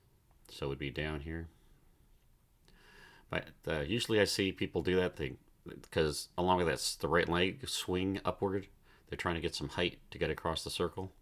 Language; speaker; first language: English; native; English